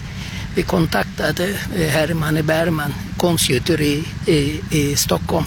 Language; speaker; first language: Swedish; non-native, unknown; Turkish